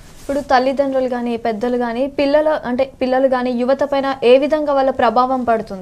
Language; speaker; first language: Telugu; native; Telugu